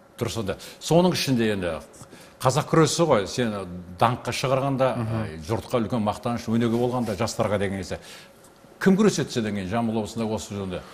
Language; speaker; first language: Kazakh; native; Kazakh